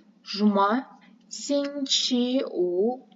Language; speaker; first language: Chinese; non-native, fluent; Kazakh